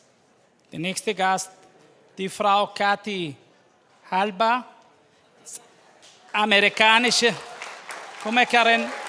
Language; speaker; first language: German; non-native, fluent; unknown